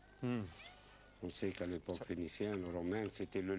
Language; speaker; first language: French; non-native, local second language; Arabic